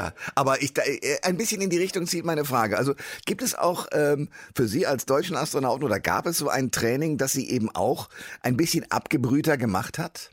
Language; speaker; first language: German; native; German